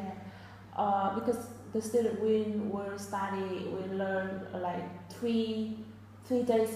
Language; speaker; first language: English; non-native, fluent; Vietnamese